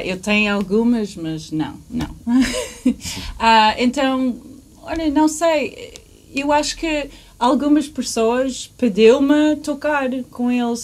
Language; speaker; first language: Portuguese; early bilingual, heritage; English